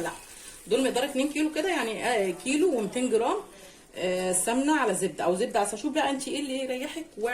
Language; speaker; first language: Arabic; native; Arabic